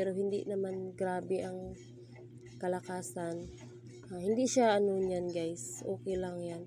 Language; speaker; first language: Filipino; non-native, local second language; Cebuano